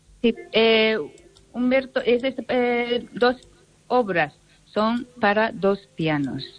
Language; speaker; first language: Spanish; non-native, learner; Japanese